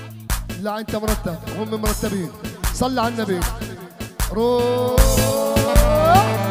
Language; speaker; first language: Arabic; native; Arabic